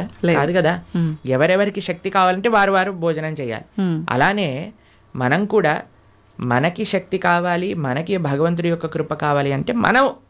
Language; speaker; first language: Telugu; native; Telugu